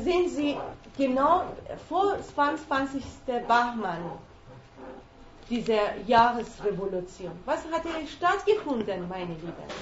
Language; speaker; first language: German; non-native, learner; Persian